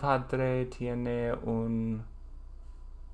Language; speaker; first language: Spanish; non-native, learner; English